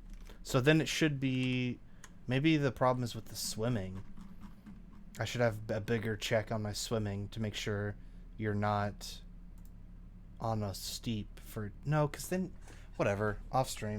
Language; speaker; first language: English; native; English